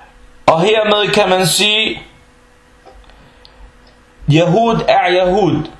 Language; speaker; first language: Danish; non-native, fluent; Arabic